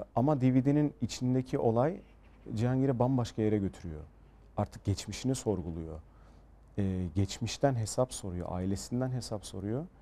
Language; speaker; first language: Turkish; early bilingual, heritage; Turkish